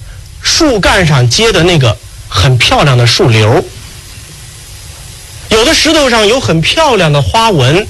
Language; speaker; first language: Chinese; native; Chinese